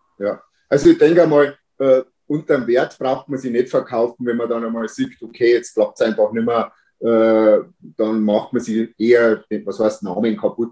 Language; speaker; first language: German; native; German